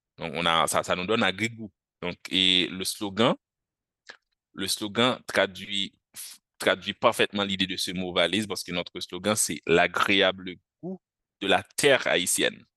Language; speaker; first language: French; non-native, local second language; Haitian Creole